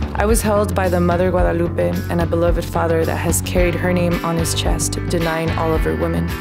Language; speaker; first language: English; early bilingual, other home language; Spanish